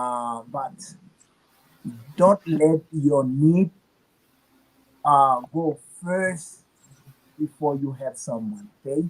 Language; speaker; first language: English; non-native, learner; Haitian Creole